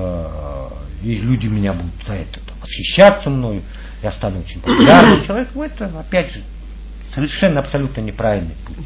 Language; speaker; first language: Russian; native; Russian